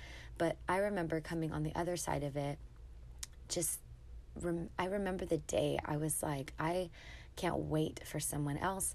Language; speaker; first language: English; native; English